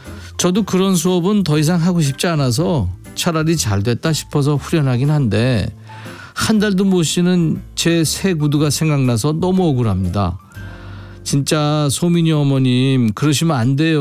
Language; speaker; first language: Korean; native; Korean